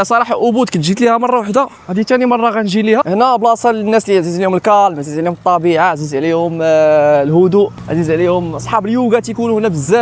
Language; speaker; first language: Arabic; native; Arabic